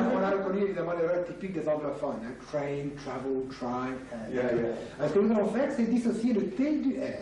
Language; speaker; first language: French; native; French